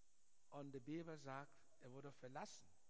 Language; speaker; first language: German; non-native, learner; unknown